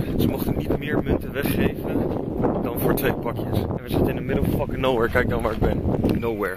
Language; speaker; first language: Dutch; native; Dutch